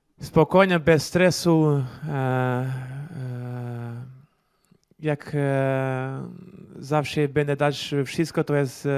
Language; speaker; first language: Polish; non-native, learner; Portuguese